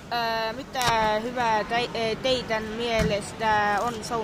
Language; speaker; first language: Finnish; non-native, learner; Estonian